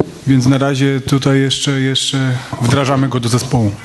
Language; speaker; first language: Polish; native; Polish